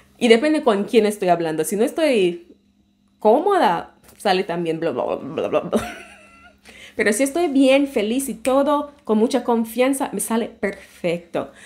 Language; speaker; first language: Spanish; non-native, fluent; English